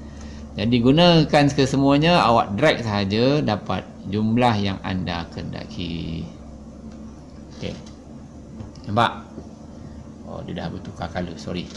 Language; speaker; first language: Malay; native; Malay